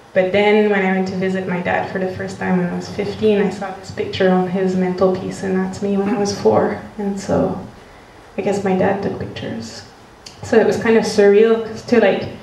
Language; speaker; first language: English; non-native, fluent; French